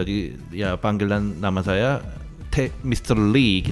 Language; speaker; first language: Indonesian; non-native, fluent; Korean